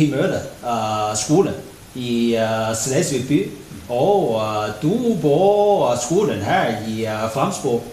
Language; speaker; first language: Danish; non-native, learner; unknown